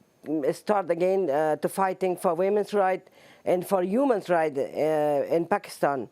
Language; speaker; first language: English; non-native, learner; Persian